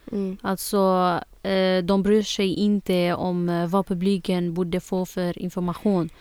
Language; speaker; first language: Swedish; non-native, fluent; Arabic